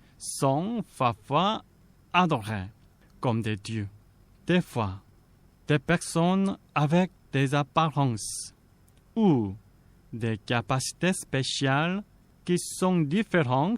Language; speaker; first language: French; non-native, fluent; Korean